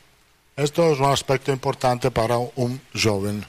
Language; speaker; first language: Portuguese; non-native, fluent; Italian